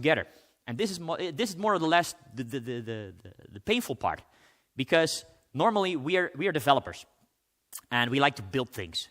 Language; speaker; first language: English; non-native, fluent; Dutch